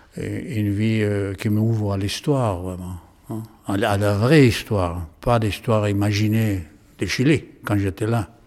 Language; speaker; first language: French; non-native, fluent; Spanish